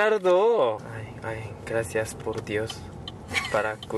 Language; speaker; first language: Spanish; non-native, learner; Korean